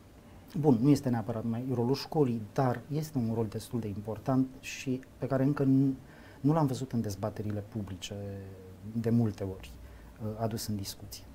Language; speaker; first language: Romanian; native; Romanian